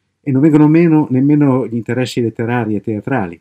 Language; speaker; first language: Italian; native; Italian